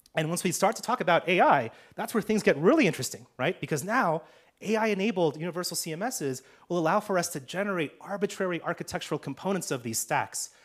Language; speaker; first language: English; native; English